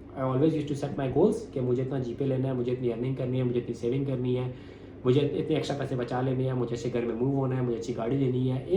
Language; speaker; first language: Urdu; non-native, local second language; Punjabi